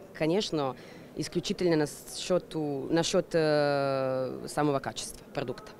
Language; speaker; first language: Russian; non-native, fluent; Serbian